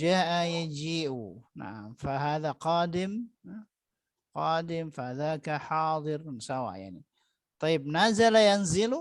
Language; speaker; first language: Arabic; non-native, fluent; Indonesian